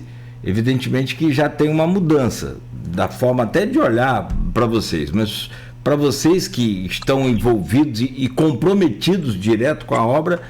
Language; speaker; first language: Portuguese; native; Portuguese